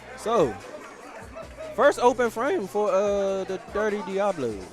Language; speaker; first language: English; native; English